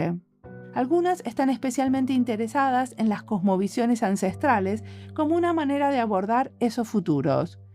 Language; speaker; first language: Spanish; native; Spanish